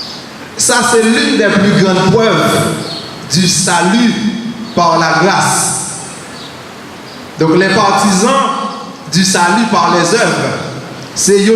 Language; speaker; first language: French; non-native, learner; Haitian Creole